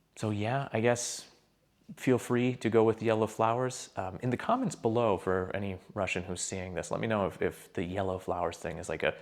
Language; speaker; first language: English; native; English